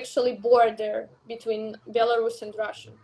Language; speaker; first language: English; non-native, learner; Russian